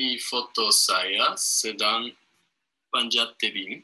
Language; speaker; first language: Indonesian; non-native, learner; German